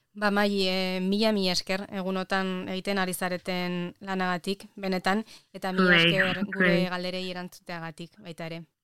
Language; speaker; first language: Basque; native; Basque